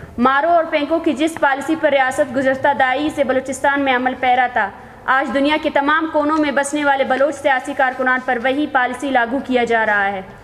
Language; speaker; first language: Urdu; non-native, local second language; Baluchi